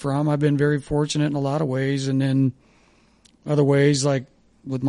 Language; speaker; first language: English; native; English